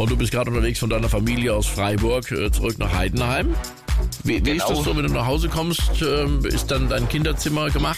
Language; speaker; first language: German; native; German